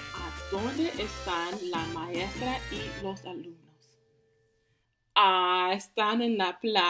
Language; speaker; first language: Spanish; non-native, fluent; English